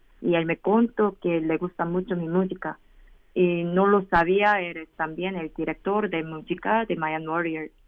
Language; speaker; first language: Spanish; non-native, learner; Korean